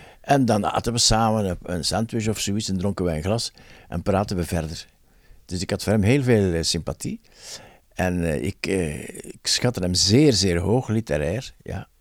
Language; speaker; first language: Dutch; native; Dutch